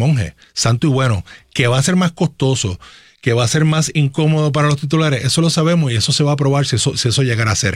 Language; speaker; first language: Spanish; native; Spanish